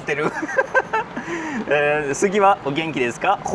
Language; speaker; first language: Japanese; non-native, fluent; Persian